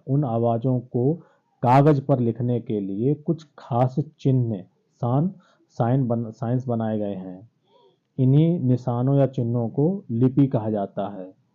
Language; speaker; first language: Hindi; native; Hindi